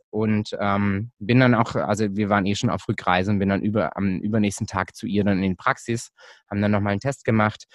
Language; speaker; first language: German; native; German